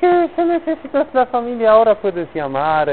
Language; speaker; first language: Spanish; non-native, learner; Polish